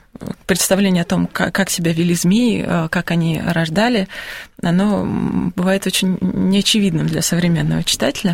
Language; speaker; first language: Russian; native; Russian